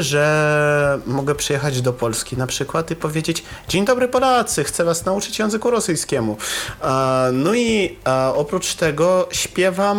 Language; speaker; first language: Polish; non-native, learner; Russian